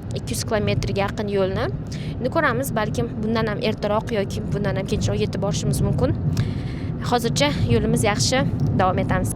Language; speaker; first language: Uzbek; native; Uzbek